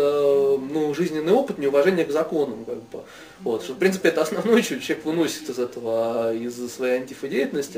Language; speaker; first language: Russian; native; Russian